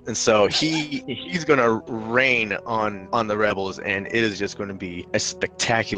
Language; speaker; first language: English; native; English